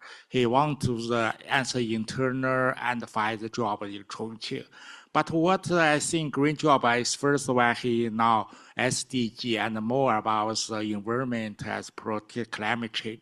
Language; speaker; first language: English; non-native, learner; Chinese